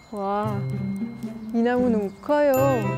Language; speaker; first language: Korean; non-native, learner; French